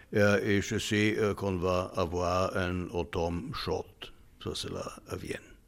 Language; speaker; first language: French; non-native, fluent; German